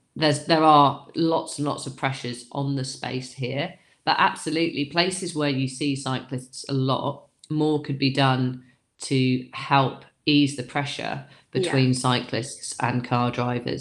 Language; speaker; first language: English; native; English